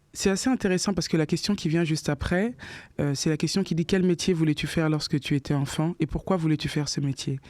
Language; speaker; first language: French; native; French